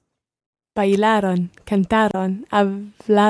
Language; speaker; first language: Spanish; non-native, learner; English